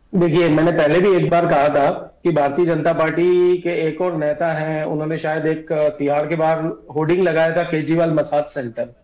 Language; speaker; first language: Hindi; native; Hindi